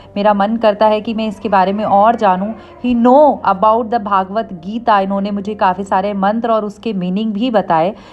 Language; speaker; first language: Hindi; native; Hindi